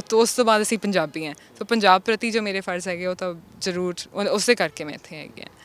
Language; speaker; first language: Punjabi; early bilingual, heritage; Punjabi